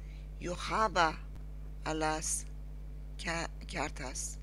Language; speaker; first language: Spanish; non-native, learner; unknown